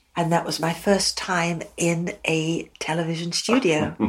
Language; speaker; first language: English; native; English